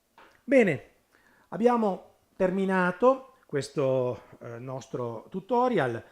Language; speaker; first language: Italian; native; Italian